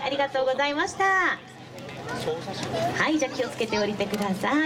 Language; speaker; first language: Japanese; native; Japanese